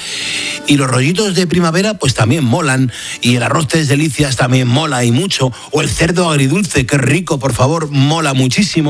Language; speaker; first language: Spanish; native; Spanish